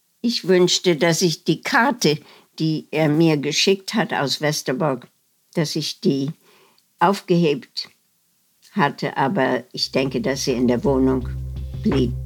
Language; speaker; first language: German; non-native, fluent; Dutch